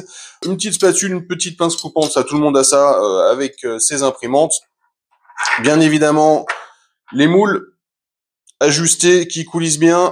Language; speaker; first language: French; native; French